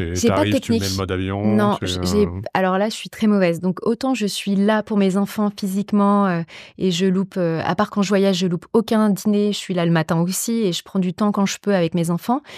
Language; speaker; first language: French; native; French